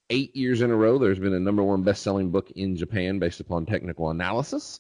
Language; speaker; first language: English; native; English